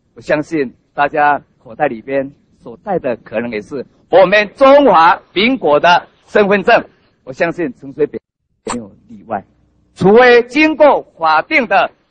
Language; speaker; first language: Chinese; native; Chinese